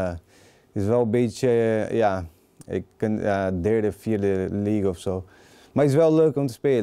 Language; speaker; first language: Dutch; non-native, learner; Portuguese